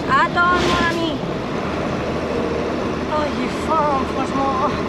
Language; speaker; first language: French; non-native, fluent; Spanish